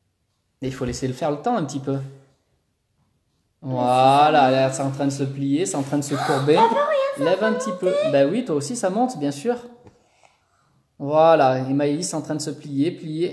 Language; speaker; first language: French; native; French